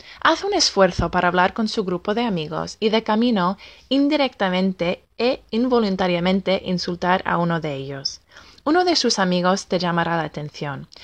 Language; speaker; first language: Spanish; non-native, fluent; English